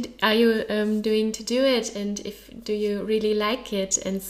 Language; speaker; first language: English; non-native, fluent; German